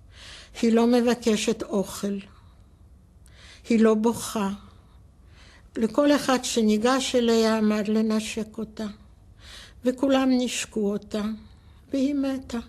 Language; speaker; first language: Hebrew; non-native, fluent; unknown